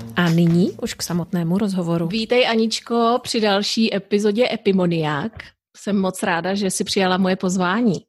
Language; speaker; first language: Czech; native; Czech